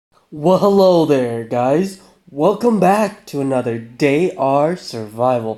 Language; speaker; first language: English; native; English